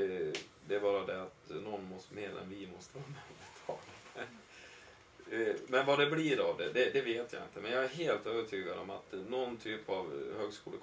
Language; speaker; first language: Swedish; native; Swedish